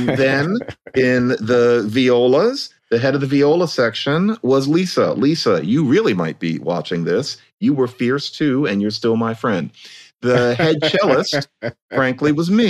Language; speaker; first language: English; native; English